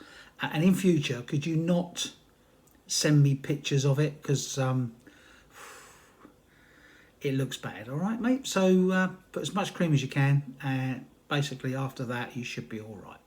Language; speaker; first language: English; native; English